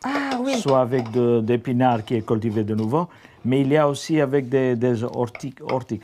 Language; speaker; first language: French; non-native, fluent; Albanian